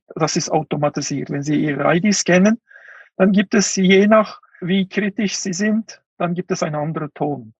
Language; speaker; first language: German; non-native, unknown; Uyghur